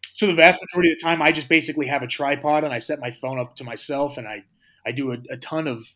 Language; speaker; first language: English; native; English